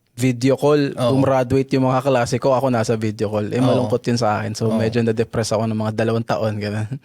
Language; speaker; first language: Filipino; native; Filipino